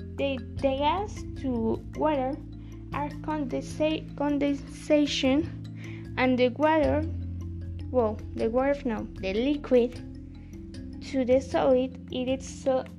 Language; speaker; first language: English; non-native, learner; Spanish